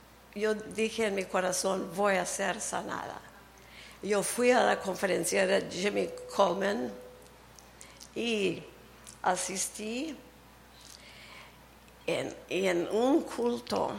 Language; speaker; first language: Spanish; early bilingual, heritage; Spanish